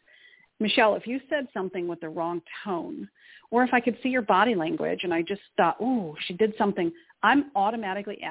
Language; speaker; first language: English; native; English